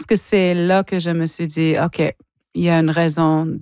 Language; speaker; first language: French; non-native, local second language; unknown